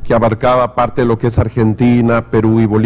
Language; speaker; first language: Spanish; native; Spanish